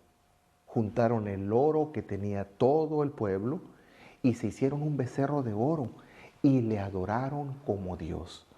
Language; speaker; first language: Spanish; native; Spanish